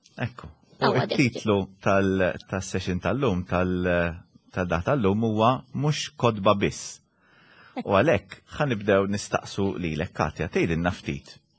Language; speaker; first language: Maltese; native; Maltese